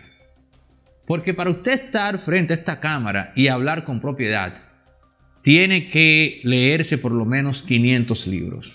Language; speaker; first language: Spanish; native; Spanish